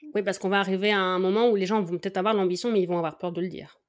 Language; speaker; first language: French; native; French